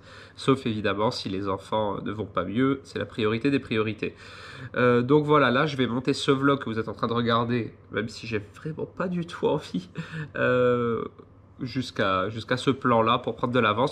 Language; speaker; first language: French; native; French